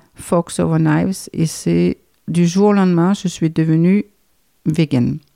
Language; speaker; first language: French; non-native, fluent; Danish